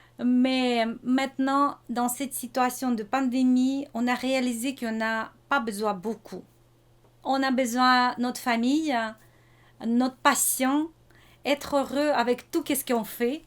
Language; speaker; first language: French; non-native, fluent; Russian